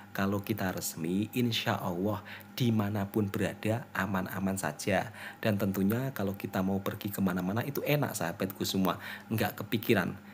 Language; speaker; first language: Indonesian; native; Indonesian